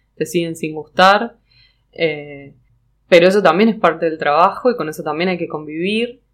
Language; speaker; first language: Spanish; native; Spanish